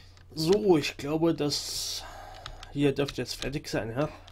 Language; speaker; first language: German; native; German